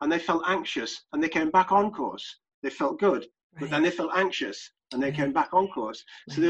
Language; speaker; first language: English; native; English